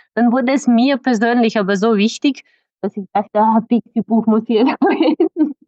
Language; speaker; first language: German; non-native, fluent; Serbian